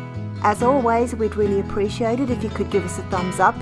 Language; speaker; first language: English; native; English